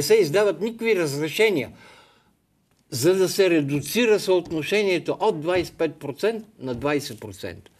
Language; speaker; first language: Bulgarian; native; Bulgarian